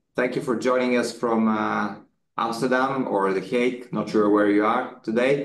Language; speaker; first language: English; non-native, fluent; Bulgarian